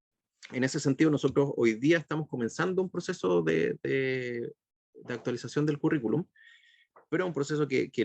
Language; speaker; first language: Spanish; native; Spanish